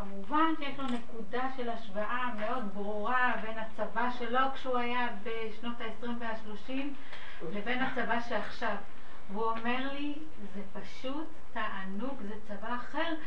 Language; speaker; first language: Hebrew; non-native, fluent; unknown